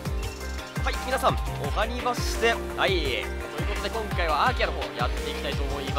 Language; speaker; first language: Japanese; native; Japanese